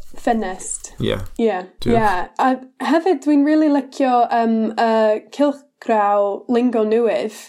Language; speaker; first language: Welsh; non-native, learner; English